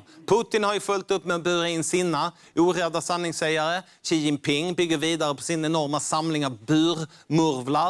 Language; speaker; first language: Swedish; native; Swedish